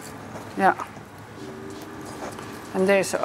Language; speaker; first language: Dutch; native; Dutch